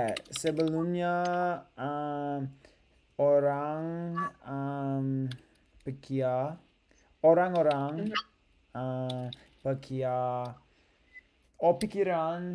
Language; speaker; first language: Indonesian; non-native, learner; English